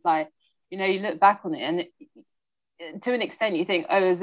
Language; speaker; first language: English; native; English